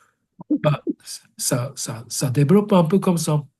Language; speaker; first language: French; non-native, fluent; Japanese